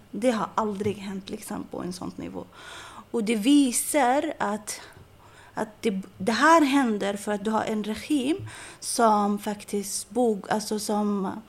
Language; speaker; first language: Swedish; non-native, fluent; Arabic